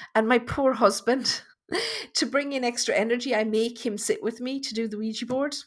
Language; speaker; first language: English; native; English